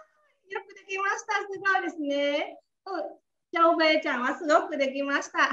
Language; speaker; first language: Japanese; non-native, fluent; Vietnamese